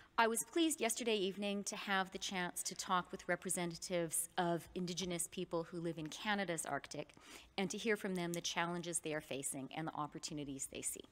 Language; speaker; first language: English; native; English